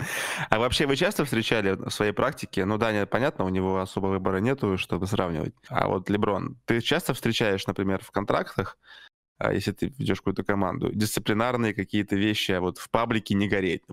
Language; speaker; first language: Russian; native; Russian